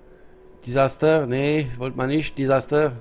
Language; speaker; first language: German; non-native, learner; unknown